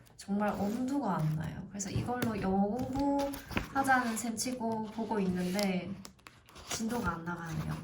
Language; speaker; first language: Korean; native; Korean